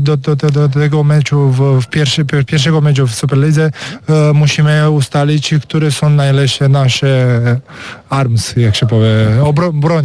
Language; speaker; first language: Polish; non-native, learner; Romanian